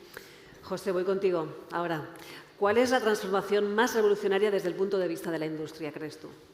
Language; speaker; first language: Spanish; native; Spanish